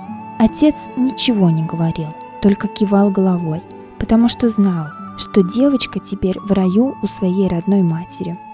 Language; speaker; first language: Russian; native; Russian